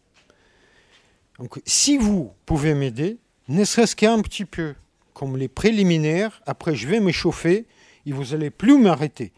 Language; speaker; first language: French; non-native, fluent; Russian